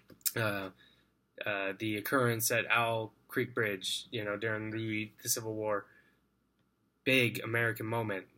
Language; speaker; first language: English; native; English